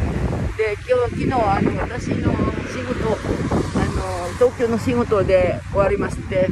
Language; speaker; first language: Japanese; non-native, fluent; Filipino